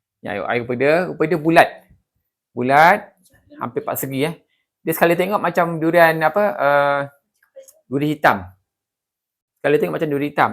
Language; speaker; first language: Malay; native; Malay